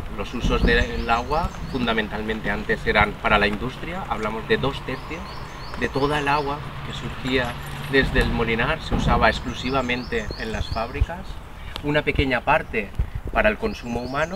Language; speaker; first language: Spanish; native; Spanish